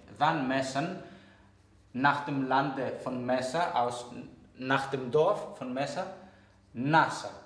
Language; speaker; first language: German; non-native, fluent; Greek